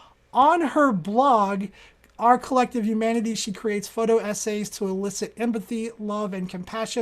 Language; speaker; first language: English; native; English